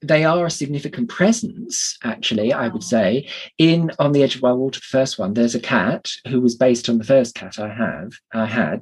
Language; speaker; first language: English; native; English